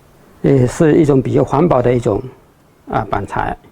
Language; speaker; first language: Chinese; native; Chinese